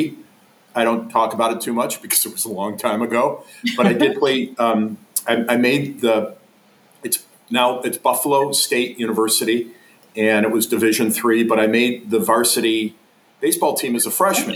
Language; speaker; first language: English; native; English